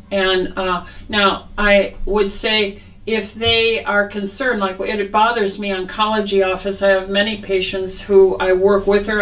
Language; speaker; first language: English; native; English